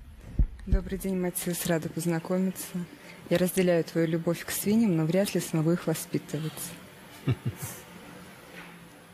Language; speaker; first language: Russian; native; Russian